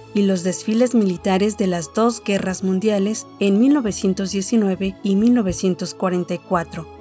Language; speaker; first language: Spanish; native; Spanish